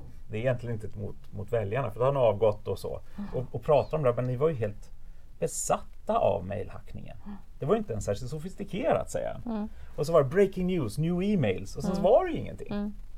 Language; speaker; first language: Swedish; native; Swedish